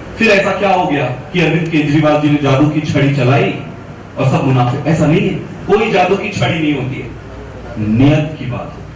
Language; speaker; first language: Hindi; native; Hindi